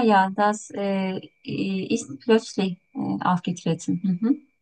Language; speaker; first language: German; non-native, learner; Turkish